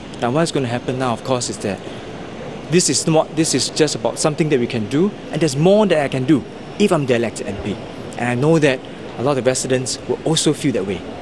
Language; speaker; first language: English; non-native, local second language; Chinese